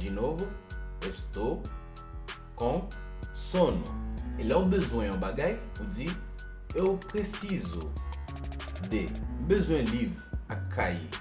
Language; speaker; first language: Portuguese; non-native, learner; Haitian Creole